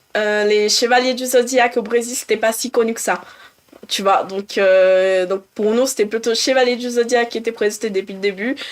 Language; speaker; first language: French; non-native, fluent; Portuguese